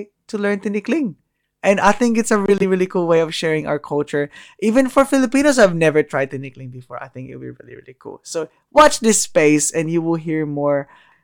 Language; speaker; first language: English; non-native, local second language; Filipino